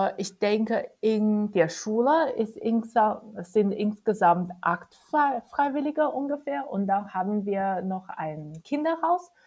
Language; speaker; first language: German; non-native, fluent; Chinese